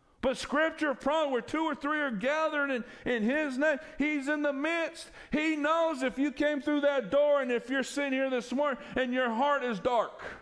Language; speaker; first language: English; native; English